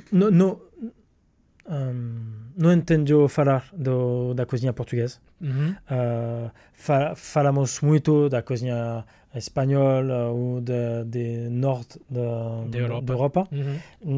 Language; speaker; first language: Portuguese; non-native, learner; French